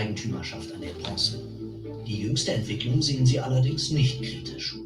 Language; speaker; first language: German; native; German